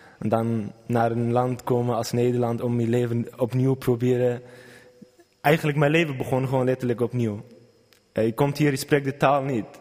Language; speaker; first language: Dutch; non-native, fluent; Kurdish